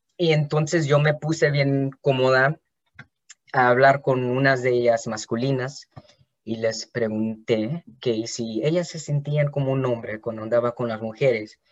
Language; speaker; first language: Spanish; early bilingual, heritage; Spanish